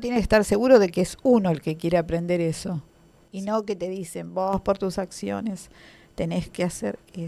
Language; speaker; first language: Spanish; native; Spanish